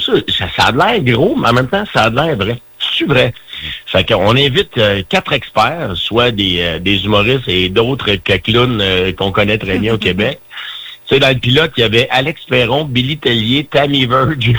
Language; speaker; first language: French; native; French